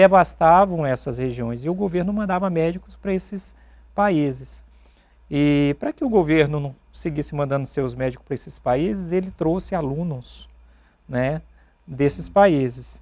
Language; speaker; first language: Portuguese; native; Portuguese